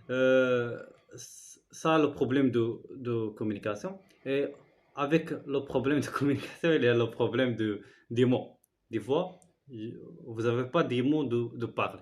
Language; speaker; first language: French; non-native, learner; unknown